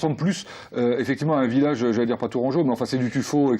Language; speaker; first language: French; native; French